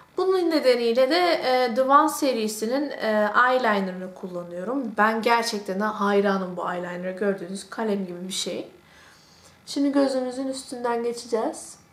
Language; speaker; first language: Turkish; early bilingual, heritage; Turkish